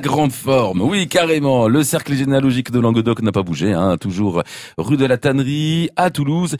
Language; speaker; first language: French; native; French